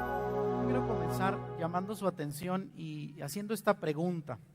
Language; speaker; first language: Spanish; native; Spanish